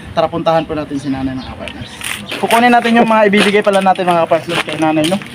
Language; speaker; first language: Filipino; non-native, local second language; Waray